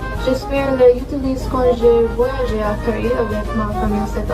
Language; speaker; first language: French; non-native, learner; English